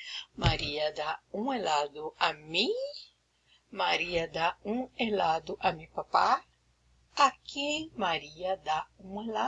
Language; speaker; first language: Spanish; non-native, fluent; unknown